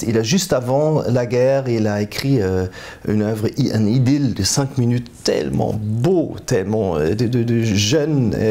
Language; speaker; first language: French; non-native, fluent; German